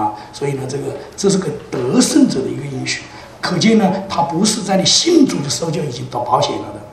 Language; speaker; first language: Chinese; native; Chinese